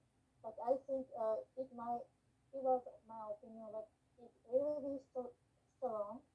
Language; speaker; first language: English; non-native, learner; Japanese